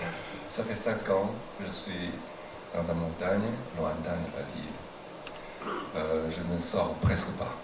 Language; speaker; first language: French; non-native, fluent; Chinese